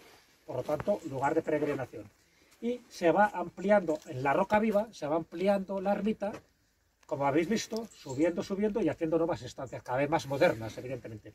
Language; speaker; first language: Spanish; native; Spanish